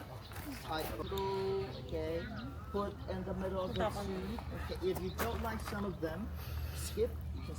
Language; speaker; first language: English; non-native, learner; Thai